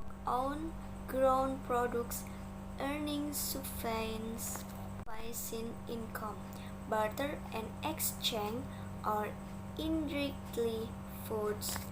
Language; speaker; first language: English; non-native, learner; Indonesian